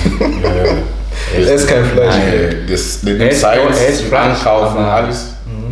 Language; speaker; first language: German; early bilingual, other home language; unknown